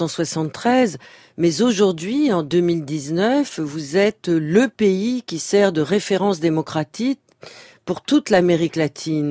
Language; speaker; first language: French; native; French